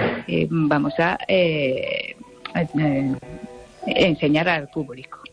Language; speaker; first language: Spanish; non-native, learner; Japanese